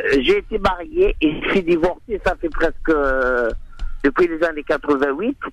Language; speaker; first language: French; non-native, local second language; Arabic